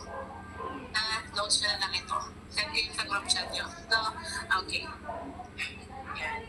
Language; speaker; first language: Filipino; native; Filipino